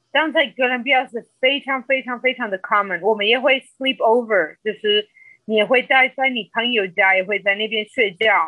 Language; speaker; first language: Chinese; non-native, fluent; Spanish